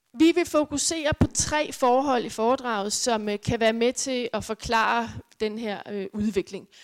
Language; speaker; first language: Danish; native; Danish